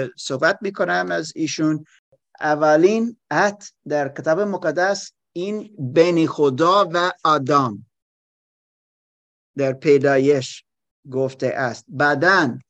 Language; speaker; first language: Persian; non-native, learner; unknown